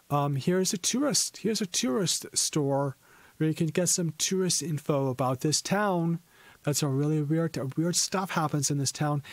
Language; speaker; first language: English; native; English